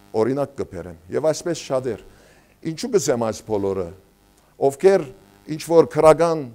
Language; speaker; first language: Armenian; early bilingual, heritage; Armenian